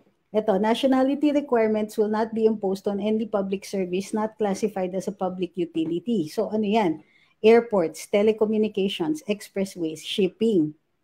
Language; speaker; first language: English; non-native, local second language; Filipino